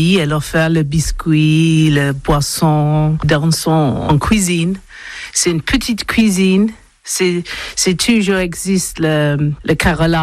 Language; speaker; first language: French; non-native, learner; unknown